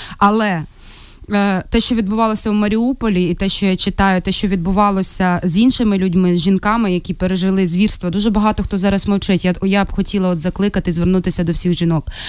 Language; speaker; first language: Ukrainian; non-native, local second language; Russian